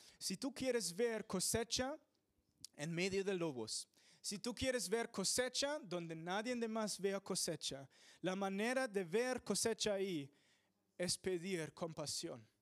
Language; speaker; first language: Spanish; non-native, fluent; English